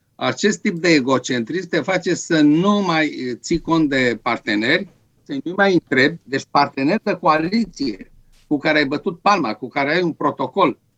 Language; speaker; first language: Romanian; native; Romanian